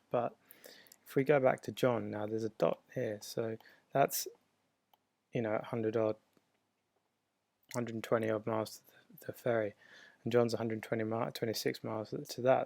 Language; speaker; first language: English; native; English